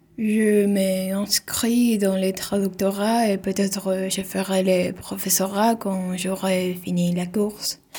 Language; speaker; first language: French; non-native, learner; Spanish